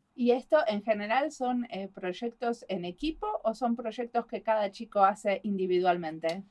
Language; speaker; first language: Spanish; native; Spanish